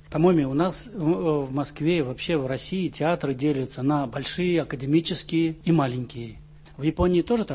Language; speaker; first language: Russian; native; Russian